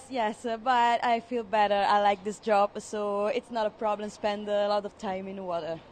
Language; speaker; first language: English; non-native, fluent; Italian